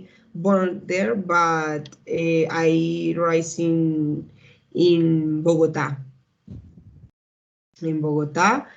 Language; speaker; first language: English; non-native, learner; Spanish